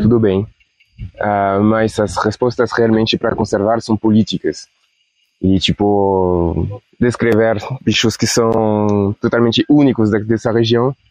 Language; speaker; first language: Portuguese; non-native, fluent; Spanish